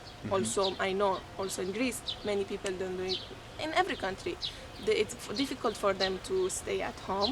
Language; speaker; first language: English; non-native, fluent; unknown